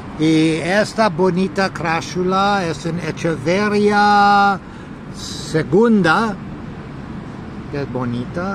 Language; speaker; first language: Spanish; non-native, learner; English